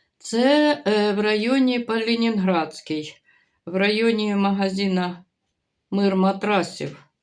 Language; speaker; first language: Ukrainian; native; Ukrainian